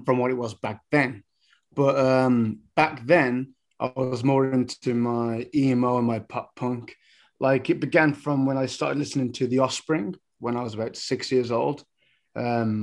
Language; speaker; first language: English; native; English